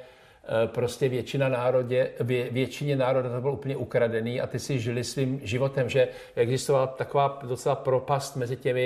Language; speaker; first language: Czech; native; Czech